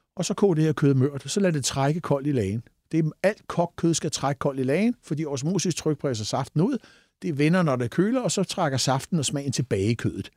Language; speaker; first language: Danish; native; Danish